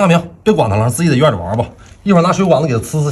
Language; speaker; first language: Chinese; native; Chinese